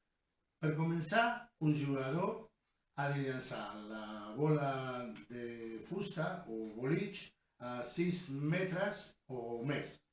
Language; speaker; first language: Catalan; non-native, learner; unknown